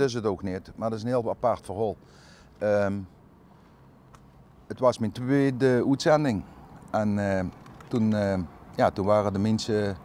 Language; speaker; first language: Dutch; native; Dutch